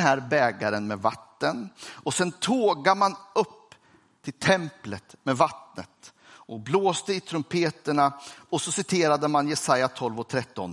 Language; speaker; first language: Swedish; native; Swedish